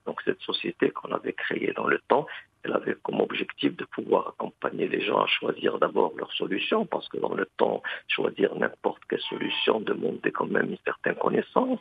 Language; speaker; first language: French; non-native, local second language; Arabic